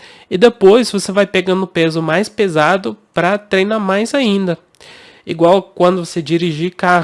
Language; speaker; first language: Portuguese; non-native, fluent; English